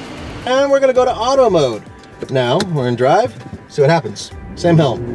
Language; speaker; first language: English; native; English